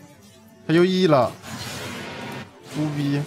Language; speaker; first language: Chinese; native; Chinese